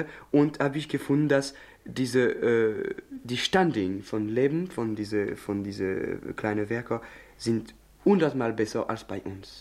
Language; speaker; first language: German; non-native, learner; French